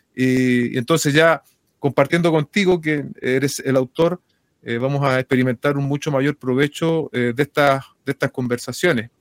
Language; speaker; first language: Spanish; native; Spanish